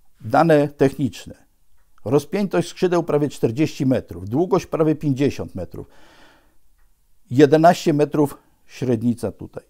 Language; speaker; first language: Polish; native; Polish